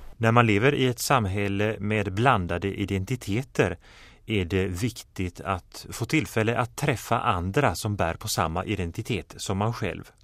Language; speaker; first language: Swedish; native; Swedish